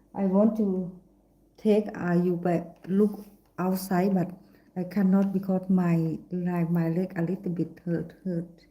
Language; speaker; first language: English; non-native, learner; Thai